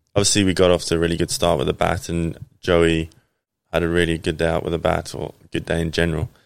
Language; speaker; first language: English; native; English